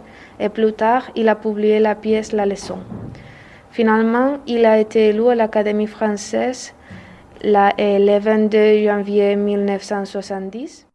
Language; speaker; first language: French; non-native, learner; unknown